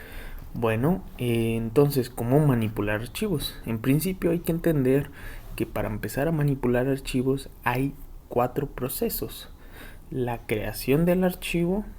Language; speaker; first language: Spanish; native; Spanish